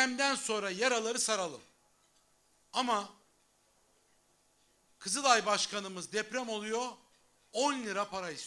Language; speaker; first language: Turkish; native; Turkish